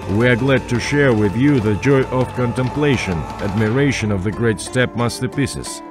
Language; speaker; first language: English; non-native, fluent; Kazakh